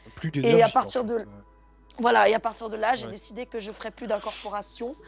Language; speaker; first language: French; native; French